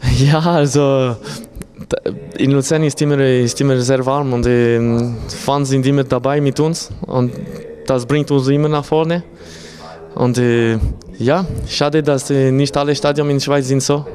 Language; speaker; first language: German; non-native, local second language; French